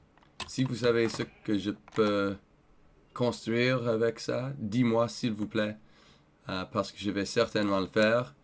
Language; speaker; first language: French; non-native, learner; English